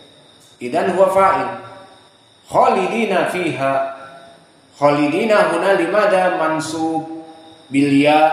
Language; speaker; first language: Arabic; non-native, fluent; Indonesian